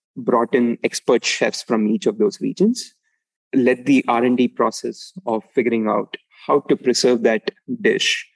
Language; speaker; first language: English; non-native, local second language; Tamil